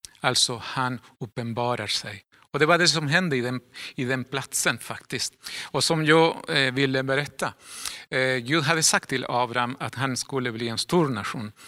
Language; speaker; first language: Swedish; non-native, fluent; Spanish